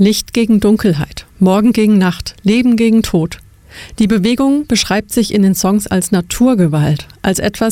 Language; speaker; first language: German; native; German